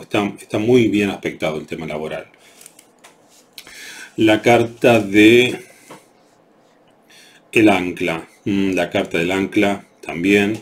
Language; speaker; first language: Spanish; native; Spanish